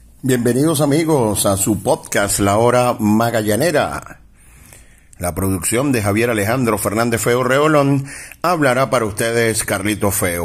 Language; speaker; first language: Spanish; native; Spanish